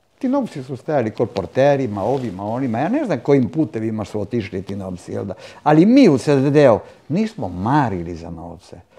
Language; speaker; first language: Croatian; non-native, local second language; Italian